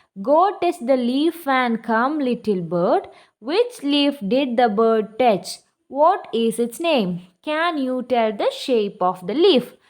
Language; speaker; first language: English; non-native, local second language; Malayalam